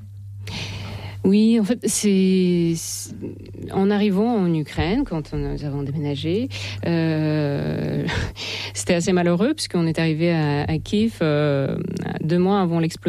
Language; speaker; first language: French; non-native, fluent; Russian